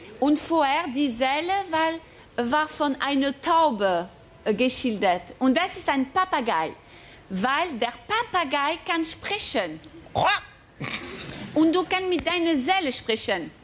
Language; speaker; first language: German; non-native, fluent; French